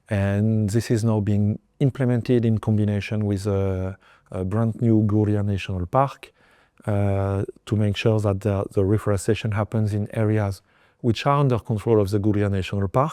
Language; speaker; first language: English; non-native, fluent; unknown